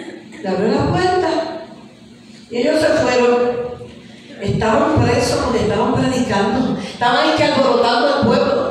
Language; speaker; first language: Spanish; native; Spanish